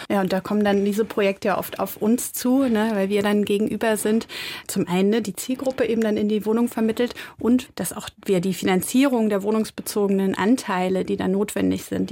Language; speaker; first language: German; native; German